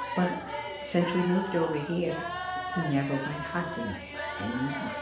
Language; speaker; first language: English; native; English